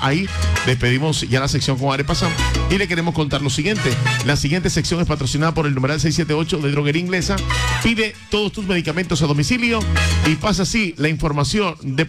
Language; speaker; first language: Spanish; native; Spanish